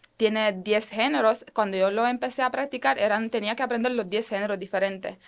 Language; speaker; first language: Spanish; non-native, fluent; Romanian